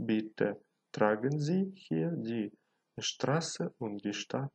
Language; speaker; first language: German; non-native, fluent; Ukrainian